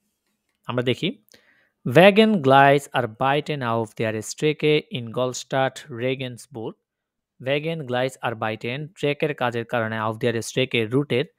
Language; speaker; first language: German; non-native, fluent; Bangla